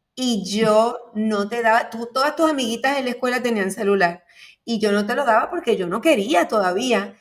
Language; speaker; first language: Spanish; native; Spanish